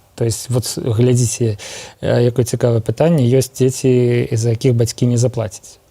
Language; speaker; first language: Belarusian; non-native, local second language; Russian